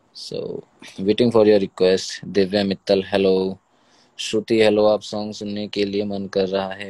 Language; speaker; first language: Hindi; native; Hindi